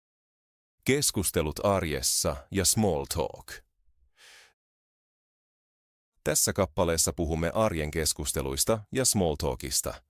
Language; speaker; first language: Finnish; non-native, fluent; Spanish